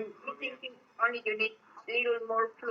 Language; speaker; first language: English; non-native, learner; Spanish